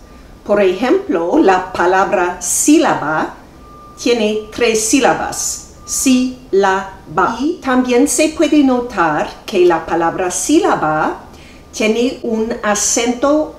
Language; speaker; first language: Spanish; non-native, fluent; English